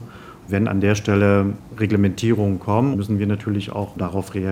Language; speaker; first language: German; native; German